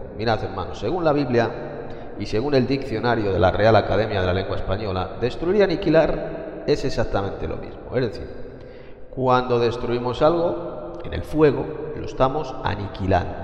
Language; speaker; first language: Spanish; native; Spanish